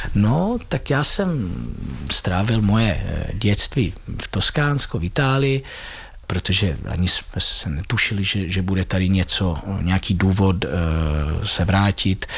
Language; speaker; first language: Czech; non-native, fluent; Italian